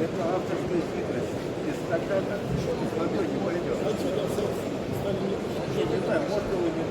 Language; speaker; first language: Russian; native; Russian